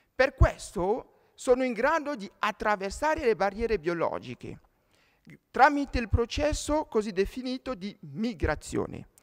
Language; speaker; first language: Italian; non-native, fluent; French